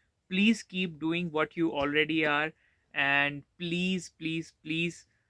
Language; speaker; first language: English; non-native, local second language; Hindi